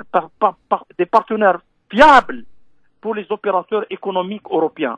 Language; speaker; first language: French; non-native, local second language; Kabyle